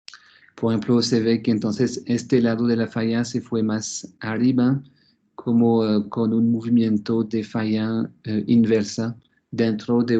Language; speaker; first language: Spanish; non-native, fluent; French